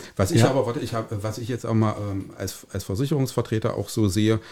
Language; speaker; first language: German; native; German